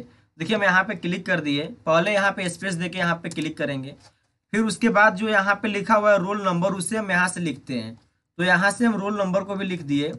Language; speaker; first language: Hindi; native; Hindi